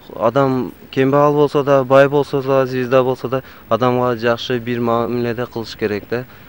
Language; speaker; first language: Kyrgyz; non-native, local second language; Tajik